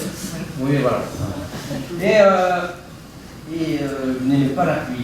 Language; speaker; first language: French; native; French